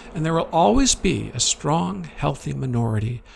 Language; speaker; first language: English; native; English